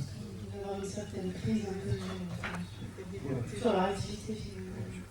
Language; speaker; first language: French; native; French